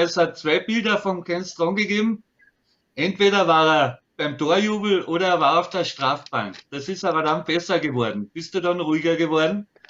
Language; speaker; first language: German; native; German